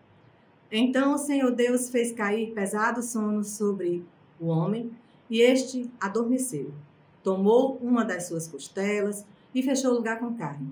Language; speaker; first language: Portuguese; native; Portuguese